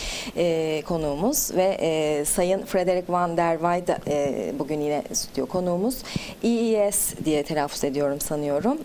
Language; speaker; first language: Turkish; native; Turkish